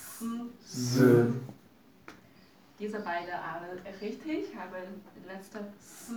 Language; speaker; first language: German; non-native, learner; Chinese